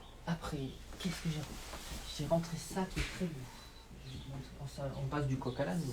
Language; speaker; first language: French; native; French